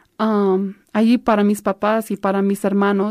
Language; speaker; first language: Spanish; early bilingual, heritage; Spanish